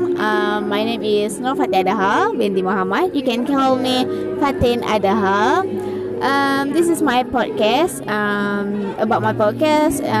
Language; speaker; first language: English; non-native, local second language; Malay